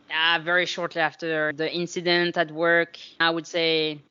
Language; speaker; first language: English; non-native, fluent; French